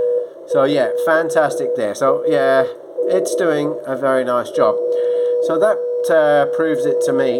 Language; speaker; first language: English; native; English